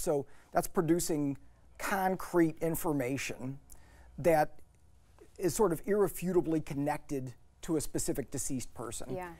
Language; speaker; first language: English; native; English